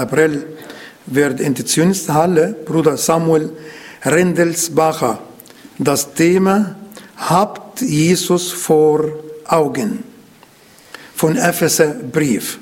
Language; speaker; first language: German; non-native, learner; Arabic